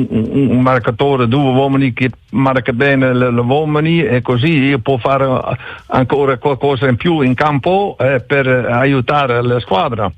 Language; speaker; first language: Italian; non-native, learner; Dutch